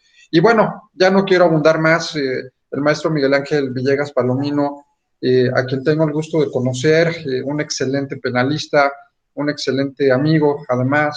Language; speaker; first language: Spanish; native; Spanish